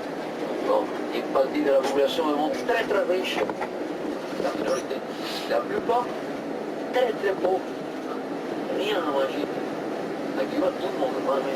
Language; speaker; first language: French; non-native, fluent; Spanish